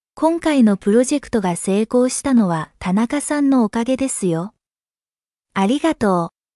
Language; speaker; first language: Japanese; native; Japanese